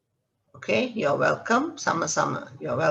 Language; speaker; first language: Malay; non-native, fluent; Tamil